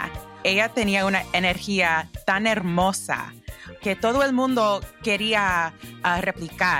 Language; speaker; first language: Spanish; early bilingual, heritage; English